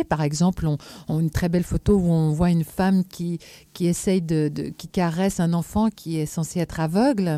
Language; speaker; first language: French; native; French